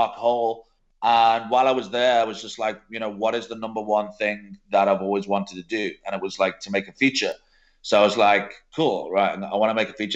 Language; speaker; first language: English; native; English